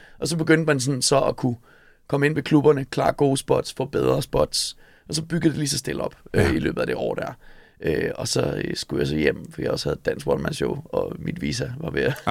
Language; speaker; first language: Danish; native; Danish